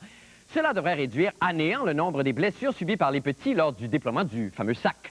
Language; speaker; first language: French; native; French